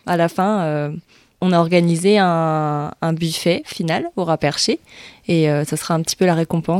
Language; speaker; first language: French; native; French